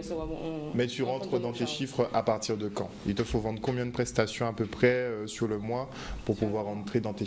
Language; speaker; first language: French; native; French